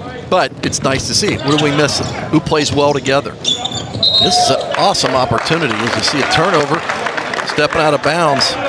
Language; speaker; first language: English; native; English